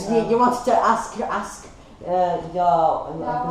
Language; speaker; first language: English; native; English